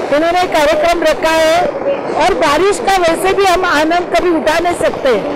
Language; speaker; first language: Hindi; non-native, local second language; Marathi